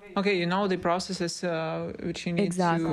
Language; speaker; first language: English; non-native, learner; Russian